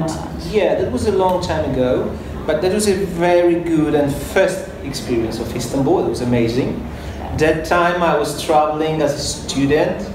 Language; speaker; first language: English; non-native, fluent; Polish